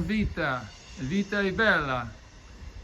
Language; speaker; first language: Italian; non-native, learner; English